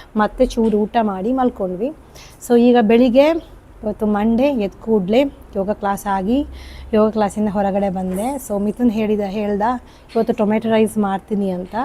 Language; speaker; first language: Kannada; non-native, local second language; Tulu